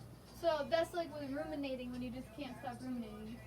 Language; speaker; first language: English; native; English